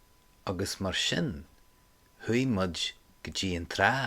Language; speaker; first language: Irish; non-native, local second language; English